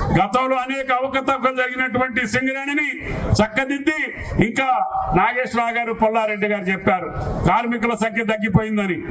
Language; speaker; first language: Telugu; native; Telugu